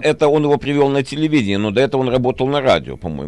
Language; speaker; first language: Russian; native; Russian